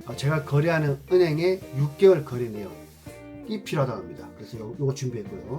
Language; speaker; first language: Korean; native; Korean